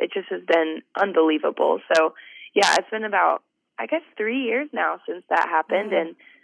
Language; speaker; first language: English; native; English